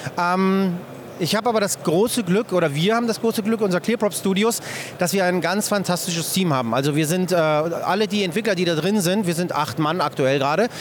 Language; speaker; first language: German; native; German